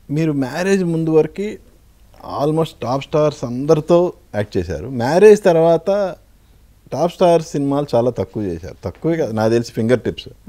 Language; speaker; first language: Telugu; native; Telugu